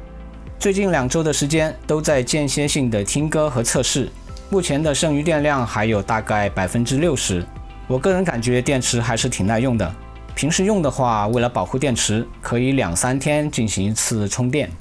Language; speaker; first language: Chinese; native; Chinese